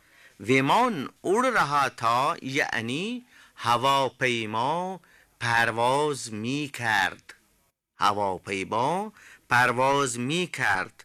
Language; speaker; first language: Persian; non-native, fluent; Hindi